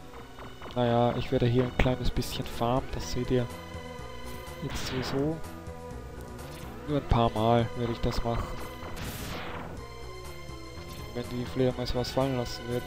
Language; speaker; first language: German; native; German